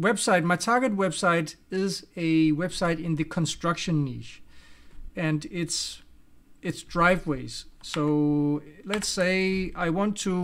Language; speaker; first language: English; non-native, fluent; Danish